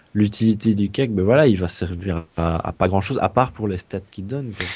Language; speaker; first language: French; native; French